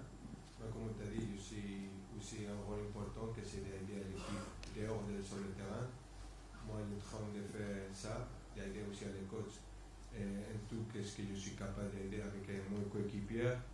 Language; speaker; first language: French; non-native, fluent; Spanish